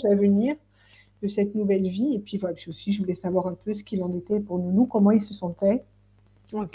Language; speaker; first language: French; native; French